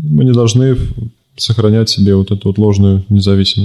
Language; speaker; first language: Russian; native; Russian